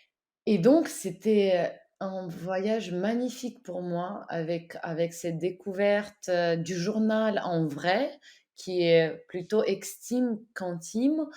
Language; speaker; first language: French; non-native, fluent; Ukrainian